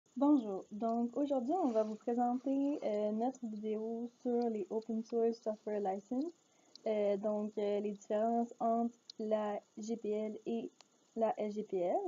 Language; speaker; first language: French; native; French